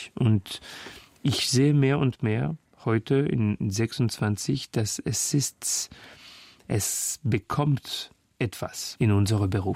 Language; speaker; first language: German; non-native, fluent; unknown